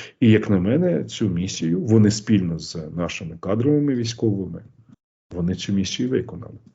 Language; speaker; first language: Ukrainian; native; Ukrainian